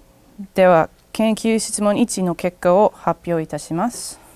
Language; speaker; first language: Japanese; non-native, learner; English